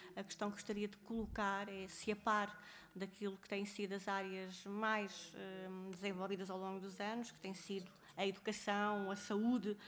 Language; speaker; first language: Portuguese; native; Portuguese